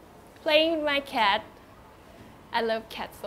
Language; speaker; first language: English; non-native, learner; Thai